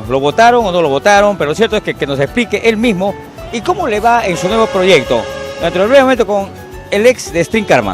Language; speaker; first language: Spanish; native; Spanish